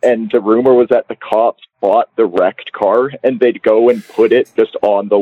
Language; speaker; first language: English; native; English